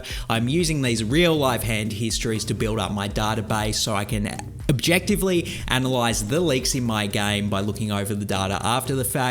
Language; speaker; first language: English; native; English